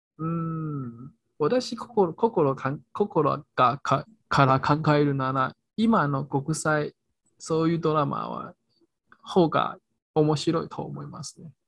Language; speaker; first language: Japanese; non-native, learner; Chinese